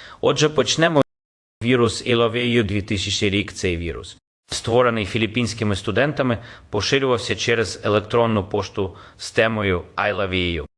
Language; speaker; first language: Ukrainian; native; Ukrainian